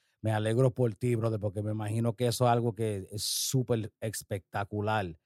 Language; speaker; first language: Spanish; early bilingual, heritage; Spanish